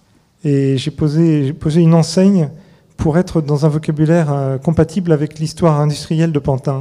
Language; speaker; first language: French; native; French